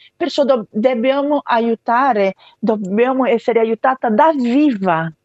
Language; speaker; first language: Italian; non-native, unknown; Portuguese